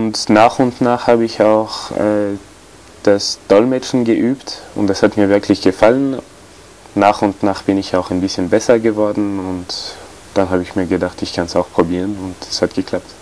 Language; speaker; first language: German; non-native, fluent; French